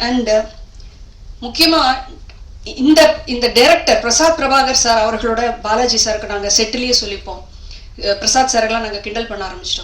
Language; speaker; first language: Tamil; native; Tamil